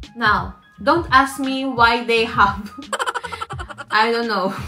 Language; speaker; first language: English; non-native, local second language; Filipino